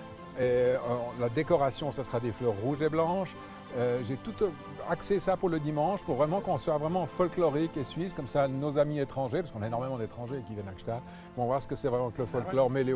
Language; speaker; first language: French; native; French